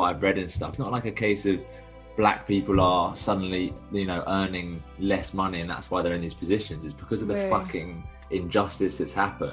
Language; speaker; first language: English; native; English